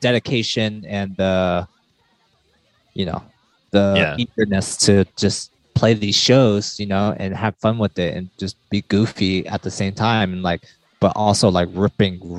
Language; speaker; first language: English; native; English